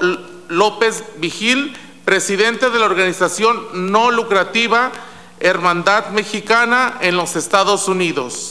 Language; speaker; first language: Spanish; native; Spanish